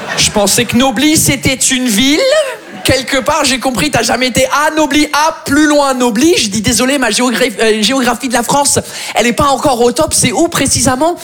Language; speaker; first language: French; non-native, fluent; English